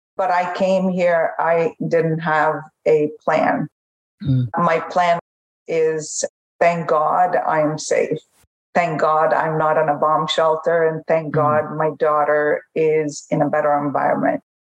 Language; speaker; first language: English; non-native, fluent; Arabic